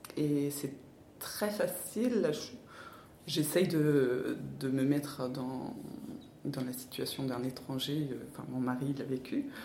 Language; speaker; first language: French; non-native, fluent; Danish